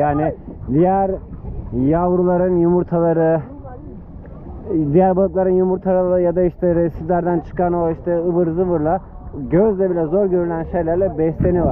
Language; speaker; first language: Turkish; native; Turkish